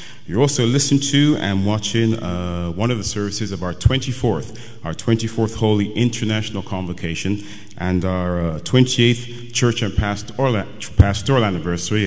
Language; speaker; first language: English; native; English